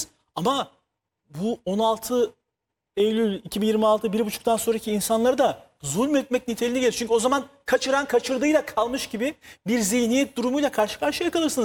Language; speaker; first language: Turkish; native; Turkish